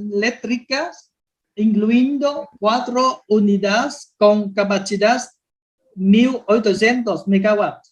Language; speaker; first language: Spanish; non-native, learner; Vietnamese